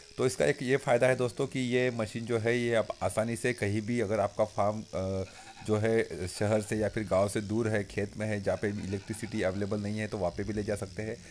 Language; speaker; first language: Hindi; non-native, local second language; Marathi